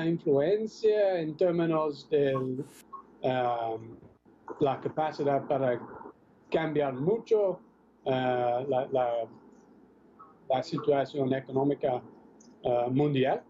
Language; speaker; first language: Spanish; non-native, fluent; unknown